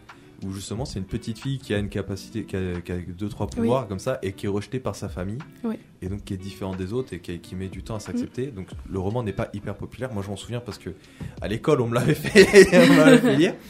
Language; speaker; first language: French; native; French